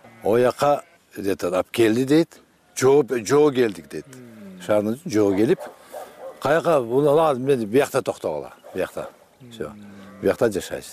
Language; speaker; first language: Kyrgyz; non-native, local second language; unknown